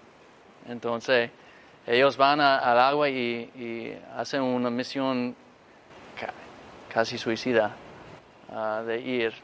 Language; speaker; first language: Spanish; non-native, fluent; English